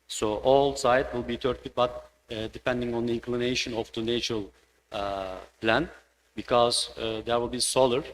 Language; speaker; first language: English; non-native, fluent; Turkish